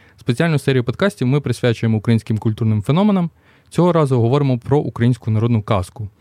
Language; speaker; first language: Ukrainian; native; Ukrainian